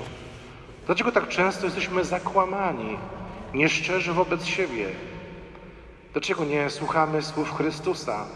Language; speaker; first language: Polish; native; Polish